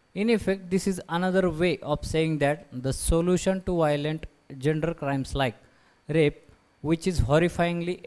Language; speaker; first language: English; non-native, local second language; Marathi